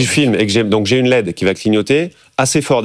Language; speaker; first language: French; native; French